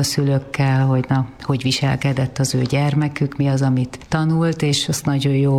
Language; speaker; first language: Hungarian; native; Hungarian